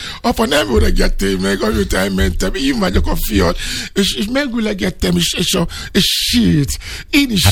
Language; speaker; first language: Hungarian; non-native, fluent; Yoruba